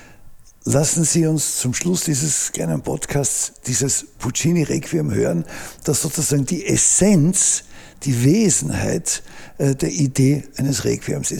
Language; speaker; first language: German; native; German